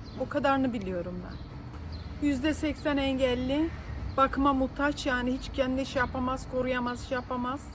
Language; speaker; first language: Turkish; native; Turkish